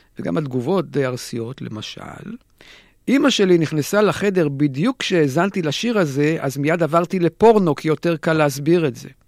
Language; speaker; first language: Hebrew; native; Hebrew